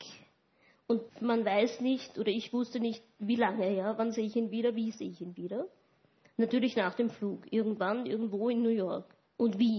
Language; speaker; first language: German; native; German